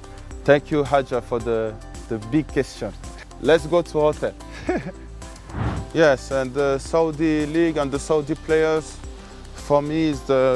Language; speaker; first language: English; non-native, learner; French